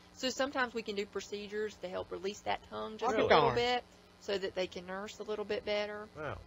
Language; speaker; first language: English; native; English